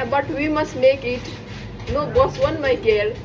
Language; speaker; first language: English; non-native, learner; Nepali